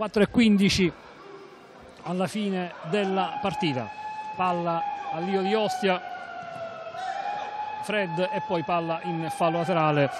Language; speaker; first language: Italian; native; Italian